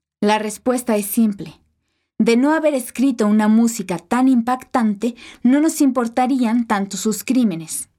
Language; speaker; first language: Spanish; native; Spanish